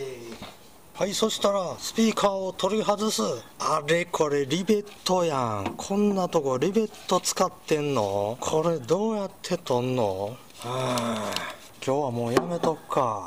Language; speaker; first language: Japanese; native; Japanese